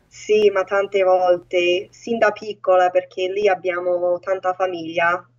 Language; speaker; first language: Italian; native; Italian